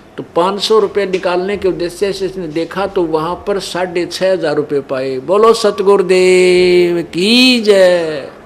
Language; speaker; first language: Hindi; native; Hindi